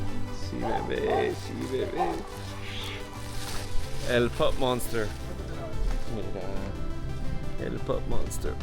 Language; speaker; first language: Spanish; non-native, learner; English